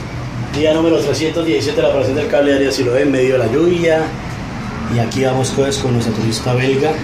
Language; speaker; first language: Spanish; native; Spanish